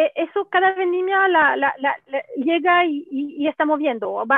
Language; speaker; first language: Spanish; non-native, fluent; French